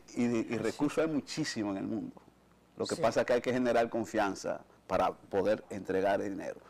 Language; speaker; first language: Spanish; native; Spanish